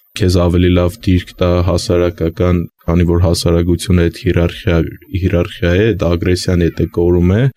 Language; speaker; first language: Armenian; native; Armenian